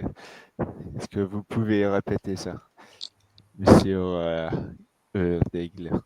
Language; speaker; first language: French; non-native, fluent; English